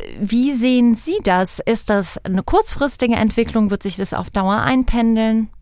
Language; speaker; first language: German; native; German